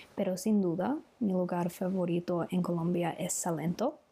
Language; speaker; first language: Spanish; non-native, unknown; English